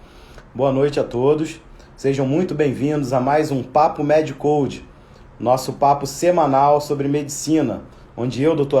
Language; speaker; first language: Portuguese; native; Portuguese